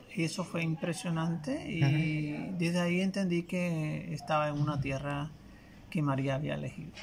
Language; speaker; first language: Spanish; native; Spanish